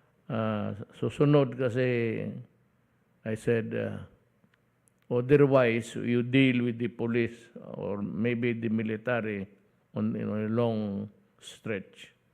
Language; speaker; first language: English; non-native, local second language; Cebuano